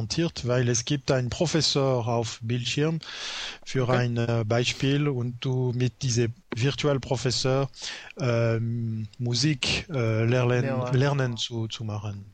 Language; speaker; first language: German; non-native, learner; French